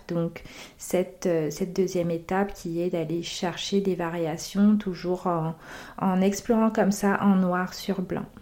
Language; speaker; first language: French; native; French